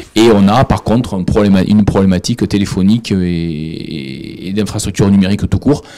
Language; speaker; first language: French; native; French